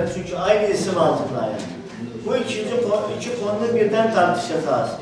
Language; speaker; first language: Turkish; native; Turkish